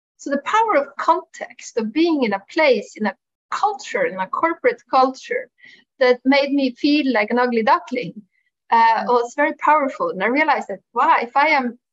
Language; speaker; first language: English; non-native, fluent; Norwegian